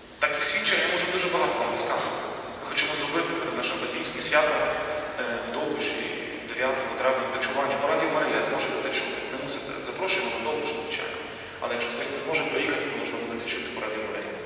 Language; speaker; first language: Ukrainian; non-native, fluent; Polish